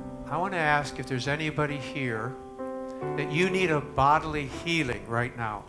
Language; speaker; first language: English; native; English